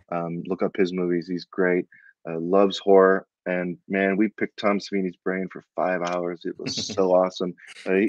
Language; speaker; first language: English; native; English